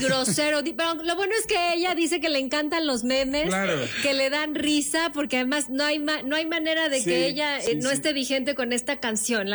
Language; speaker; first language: Spanish; native; Spanish